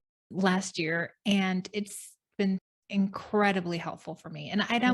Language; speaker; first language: English; native; English